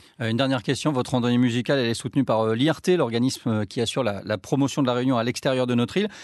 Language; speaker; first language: French; native; French